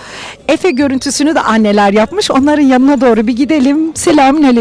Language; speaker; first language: Turkish; native; Turkish